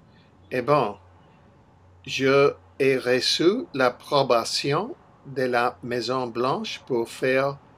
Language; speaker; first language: French; non-native, learner; English